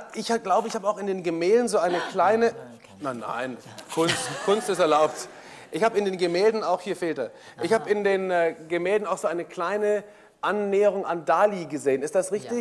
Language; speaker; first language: German; native; German